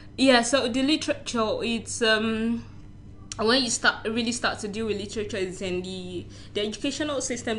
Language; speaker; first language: English; non-native, local second language; Yoruba